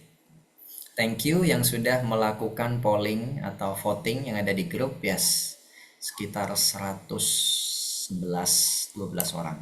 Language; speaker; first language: Indonesian; native; Indonesian